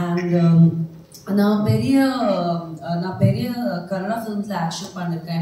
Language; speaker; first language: Tamil; non-native, learner; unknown